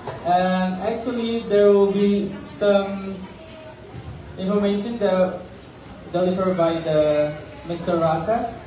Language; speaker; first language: English; non-native, fluent; Indonesian